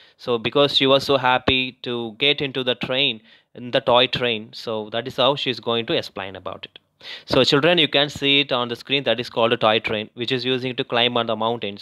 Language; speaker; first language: English; non-native, local second language; Tamil